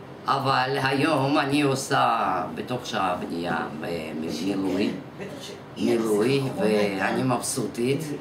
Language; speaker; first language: Hebrew; non-native, fluent; Russian